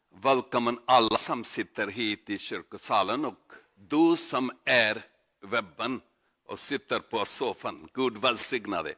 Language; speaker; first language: Swedish; non-native, learner; Urdu